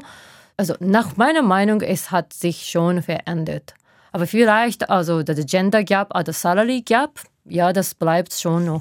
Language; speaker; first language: German; non-native, fluent; Japanese